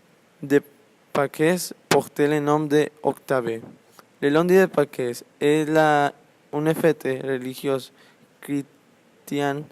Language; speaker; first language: French; non-native, learner; Spanish